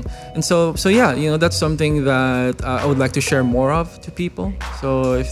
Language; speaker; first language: English; non-native, local second language; Filipino